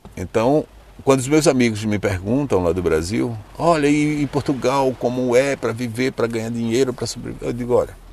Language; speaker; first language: Portuguese; native; Portuguese